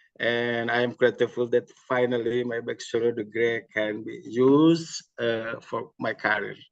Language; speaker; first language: English; non-native, learner; Indonesian